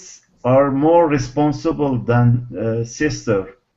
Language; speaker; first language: English; non-native, learner; Turkish